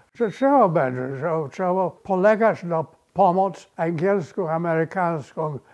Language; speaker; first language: Polish; early bilingual, other home language; English